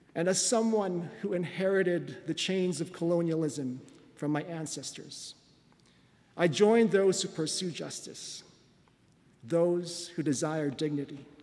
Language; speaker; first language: English; non-native, local second language; Filipino